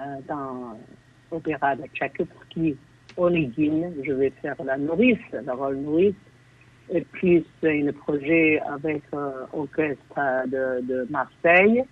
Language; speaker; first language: French; non-native, fluent; Chinese